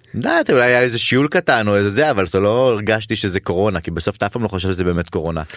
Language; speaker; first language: Hebrew; native; Hebrew